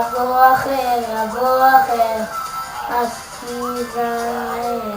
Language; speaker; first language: Hebrew; native; Hebrew